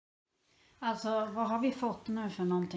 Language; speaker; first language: Swedish; native; Swedish